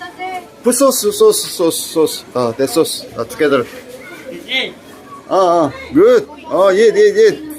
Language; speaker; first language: English; non-native, learner; Korean